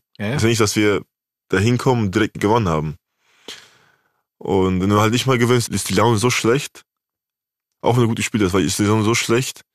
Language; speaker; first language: German; native; German